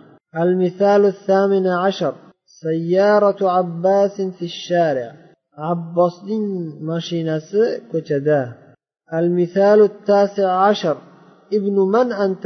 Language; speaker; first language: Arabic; non-native, fluent; Uzbek